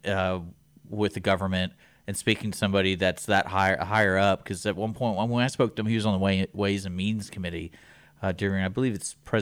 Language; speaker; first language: English; native; English